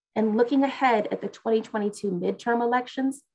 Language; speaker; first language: English; native; English